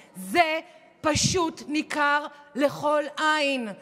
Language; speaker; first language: Hebrew; native; Hebrew